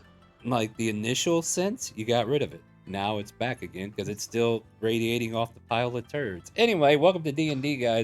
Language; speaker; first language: English; native; English